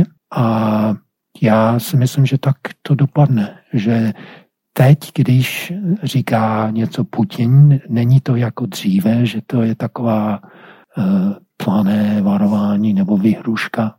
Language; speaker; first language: Czech; non-native, fluent; English